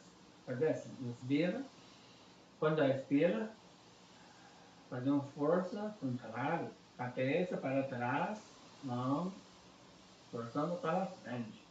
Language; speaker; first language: Portuguese; non-native, fluent; Chinese